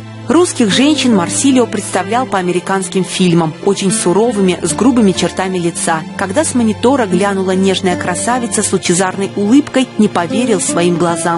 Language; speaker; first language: Russian; native; Russian